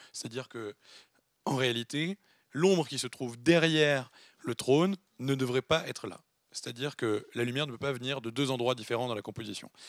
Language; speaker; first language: French; native; French